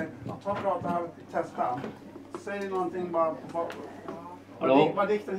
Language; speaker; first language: Swedish; native; Swedish